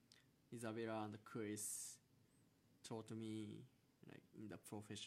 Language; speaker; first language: English; non-native, learner; Japanese